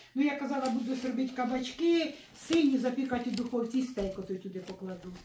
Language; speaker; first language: Ukrainian; native; Ukrainian